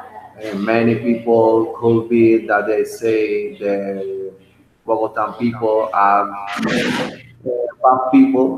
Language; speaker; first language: English; non-native, learner; Spanish